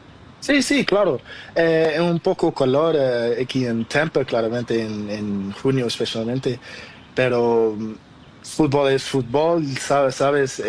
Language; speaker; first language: Spanish; non-native, learner; Portuguese